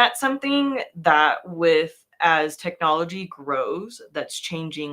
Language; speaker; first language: English; native; English